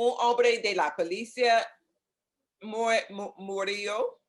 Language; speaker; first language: Spanish; non-native, learner; English